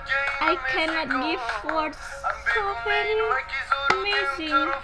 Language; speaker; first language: English; non-native, learner; Indonesian